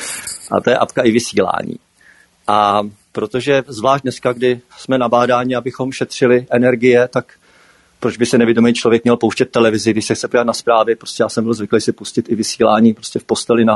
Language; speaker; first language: Czech; native; Czech